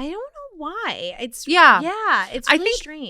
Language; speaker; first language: English; native; English